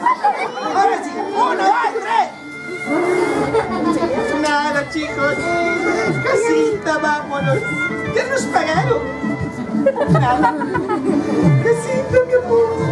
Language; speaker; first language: Spanish; native; Spanish